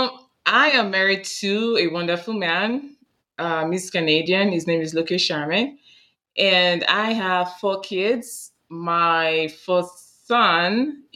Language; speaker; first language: English; non-native, local second language; Yoruba